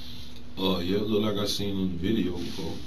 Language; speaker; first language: English; native; English